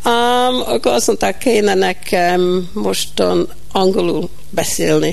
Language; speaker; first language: Hungarian; early bilingual, heritage; Hungarian